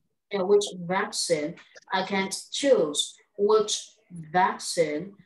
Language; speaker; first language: English; non-native, fluent; Vietnamese